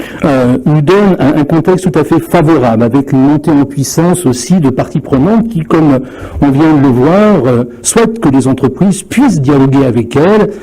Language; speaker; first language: French; native; French